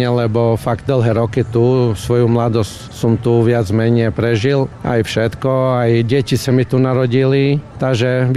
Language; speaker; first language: Slovak; non-native, fluent; Croatian